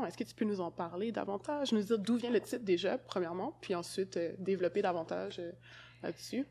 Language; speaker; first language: French; native; French